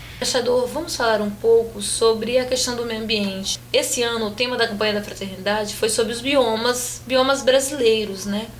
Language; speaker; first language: Portuguese; native; Portuguese